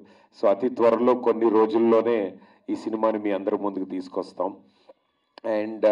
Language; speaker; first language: Telugu; native; Telugu